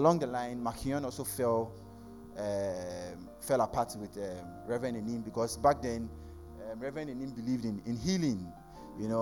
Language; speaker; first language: English; non-native, local second language; Akan